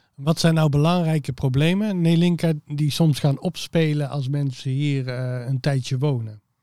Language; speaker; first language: Dutch; native; Dutch